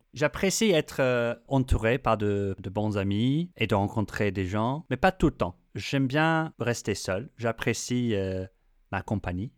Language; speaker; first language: French; non-native, fluent; English